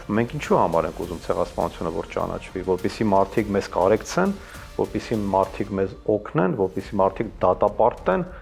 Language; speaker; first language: Armenian; native; Armenian